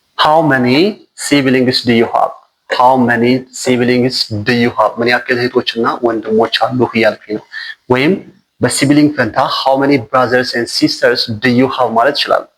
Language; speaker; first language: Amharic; native; Amharic